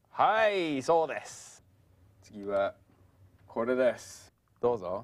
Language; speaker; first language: Japanese; non-native, fluent; English